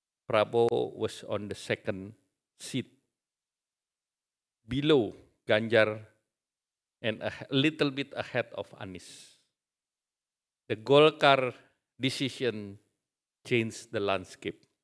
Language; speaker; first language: English; non-native, fluent; Indonesian